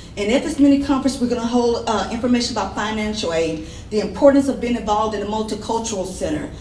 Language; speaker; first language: English; native; English